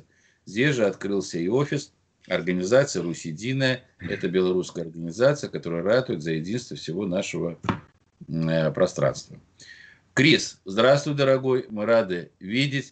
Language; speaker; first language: Russian; native; Russian